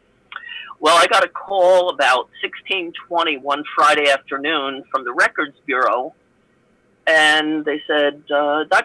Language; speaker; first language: English; native; English